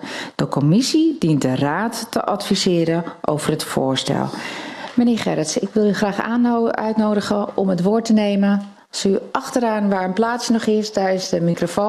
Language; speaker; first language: Dutch; native; Dutch